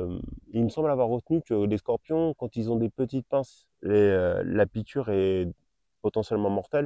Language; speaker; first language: French; native; French